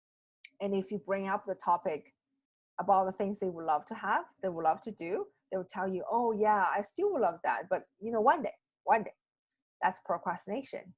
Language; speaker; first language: English; non-native, fluent; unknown